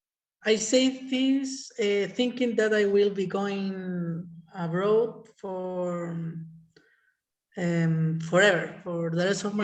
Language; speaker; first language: English; non-native, learner; Spanish